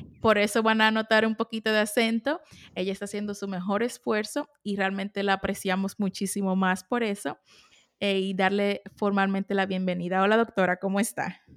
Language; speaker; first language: Spanish; native; Spanish